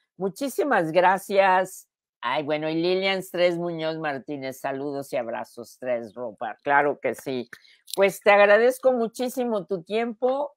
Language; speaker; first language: Spanish; native; Spanish